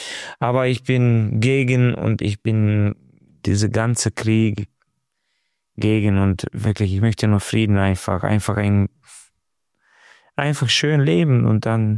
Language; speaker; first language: German; non-native, learner; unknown